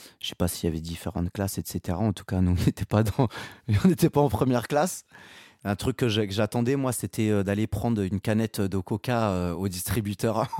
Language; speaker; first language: French; early bilingual, other home language; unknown